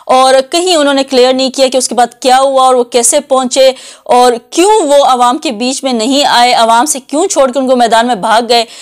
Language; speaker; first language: Urdu; native; Urdu